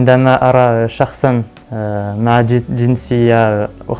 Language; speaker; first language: Arabic; non-native, learner; French